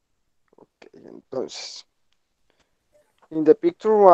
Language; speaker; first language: English; non-native, learner; Spanish